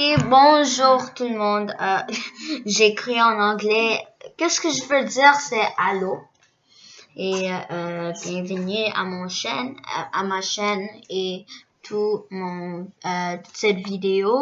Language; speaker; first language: French; early bilingual, other home language; Korean